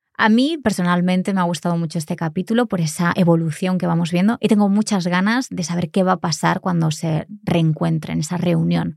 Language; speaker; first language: Spanish; native; Spanish